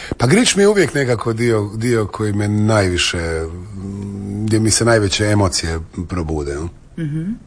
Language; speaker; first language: Croatian; native; Croatian